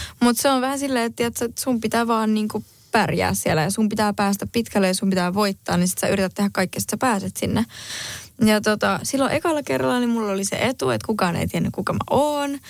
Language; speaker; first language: Finnish; early bilingual, heritage; Spanish